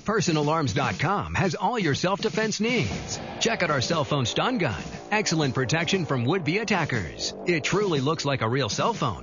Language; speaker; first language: English; native; English